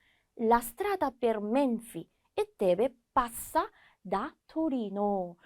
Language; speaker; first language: Italian; non-native, fluent; Korean